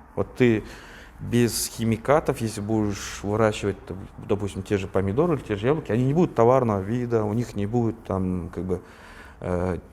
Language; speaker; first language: Russian; non-native, local second language; Kazakh